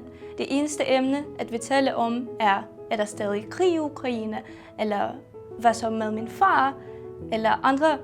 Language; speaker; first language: Danish; non-native, fluent; Ukrainian